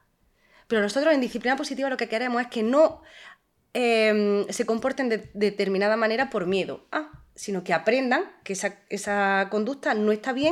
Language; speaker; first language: Spanish; native; Spanish